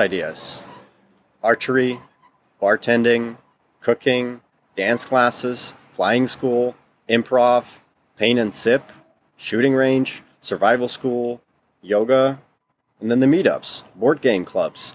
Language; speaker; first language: English; non-native, fluent; Dutch